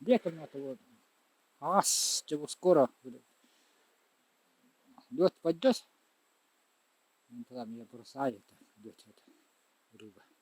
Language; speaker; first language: Russian; non-native, local second language; Yakut